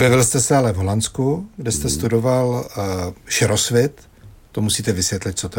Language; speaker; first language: Czech; native; Czech